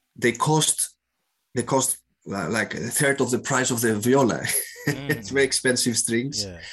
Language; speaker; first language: English; non-native, fluent; Greek